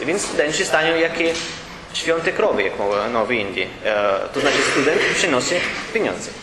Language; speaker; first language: Polish; non-native, learner; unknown